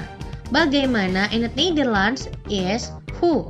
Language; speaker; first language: Dutch; non-native, fluent; Indonesian